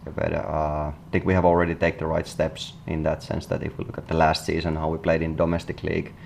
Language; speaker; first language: English; non-native, fluent; Finnish